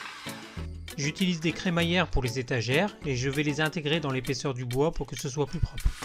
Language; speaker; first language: French; native; French